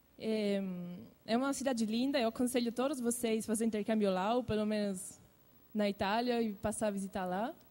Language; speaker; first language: Portuguese; non-native, fluent; Italian